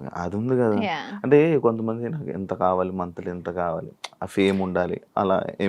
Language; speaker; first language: Telugu; native; Telugu